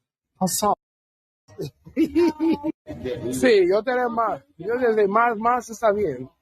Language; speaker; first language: Spanish; non-native, learner; English